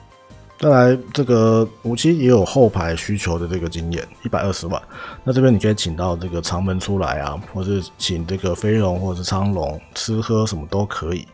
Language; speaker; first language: Chinese; native; Chinese